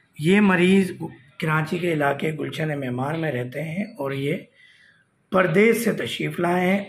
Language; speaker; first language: Urdu; native; Urdu